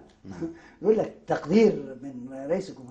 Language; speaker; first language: Arabic; native; Arabic